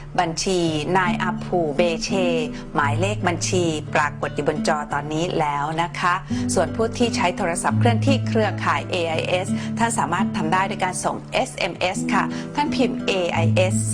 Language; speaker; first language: Thai; native; Thai